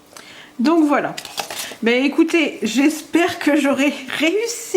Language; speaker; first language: French; native; French